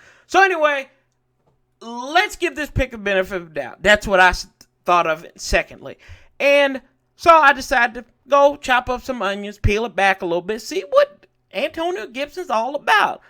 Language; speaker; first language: English; native; English